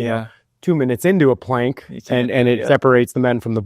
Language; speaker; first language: English; native; English